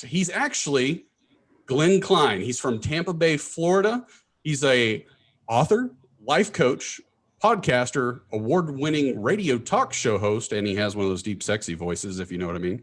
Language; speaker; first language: English; native; English